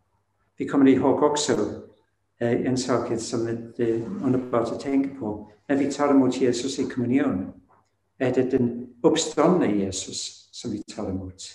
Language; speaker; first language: Swedish; non-native, fluent; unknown